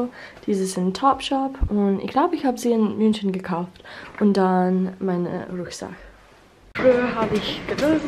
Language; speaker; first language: German; non-native, learner; English